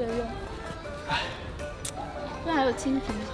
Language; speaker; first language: Chinese; native; Chinese